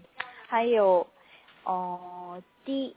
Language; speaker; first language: Chinese; non-native, learner; Korean